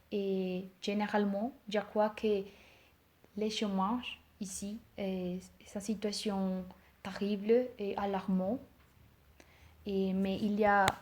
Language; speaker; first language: French; non-native, learner; Spanish